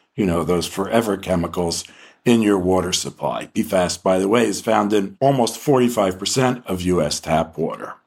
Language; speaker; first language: English; native; English